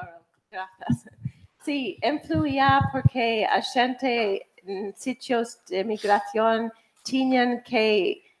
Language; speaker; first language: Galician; non-native, fluent; English